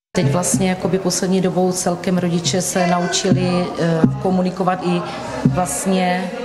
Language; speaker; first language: Czech; native; Czech